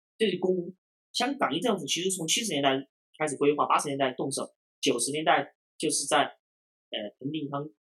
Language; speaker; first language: Chinese; non-native, local second language; Cantonese